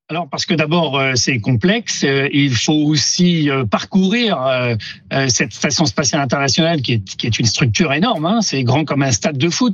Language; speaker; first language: French; native; French